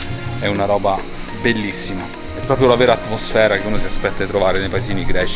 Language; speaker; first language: Italian; native; Italian